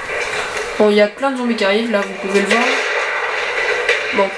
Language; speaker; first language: French; native; French